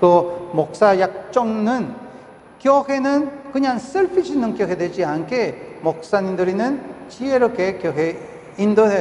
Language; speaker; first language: Korean; non-native, fluent; Spanish